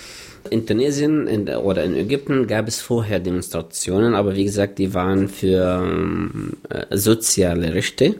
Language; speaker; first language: German; non-native, fluent; Arabic